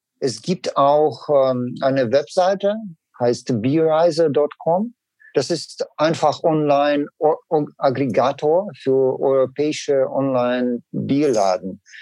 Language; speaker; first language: German; non-native, learner; Russian